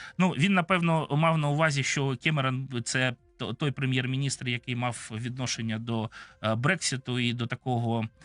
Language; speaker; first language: Ukrainian; non-native, local second language; Russian